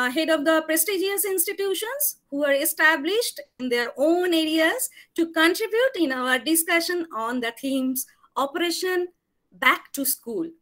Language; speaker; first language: English; non-native, local second language; Bangla